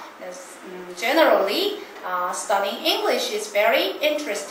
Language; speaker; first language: English; non-native, fluent; Korean